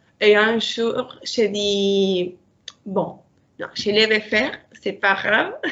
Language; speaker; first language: French; non-native, learner; Spanish